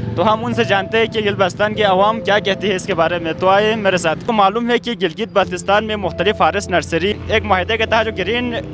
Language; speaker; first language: Urdu; non-native, local second language; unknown